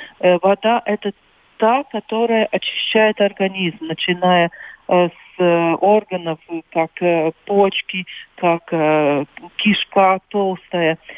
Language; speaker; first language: Russian; non-native, local second language; Latvian